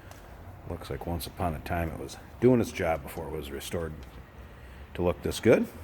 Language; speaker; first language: English; native; English